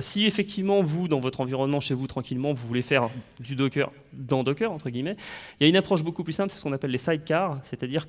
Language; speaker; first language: French; native; French